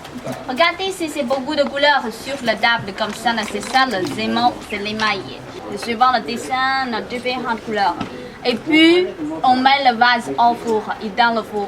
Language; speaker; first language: French; non-native, fluent; Chinese